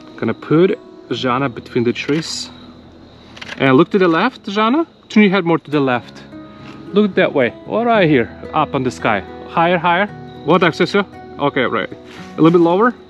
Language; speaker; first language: English; non-native, fluent; Ukrainian